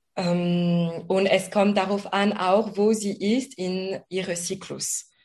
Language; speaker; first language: German; non-native, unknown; French